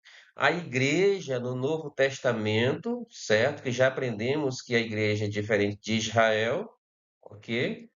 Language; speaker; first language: Portuguese; native; Portuguese